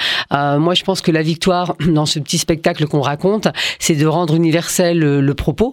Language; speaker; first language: French; early bilingual, other home language; Arabic